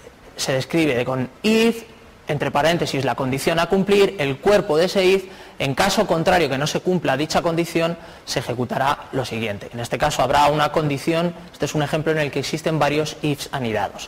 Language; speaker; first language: Spanish; native; Spanish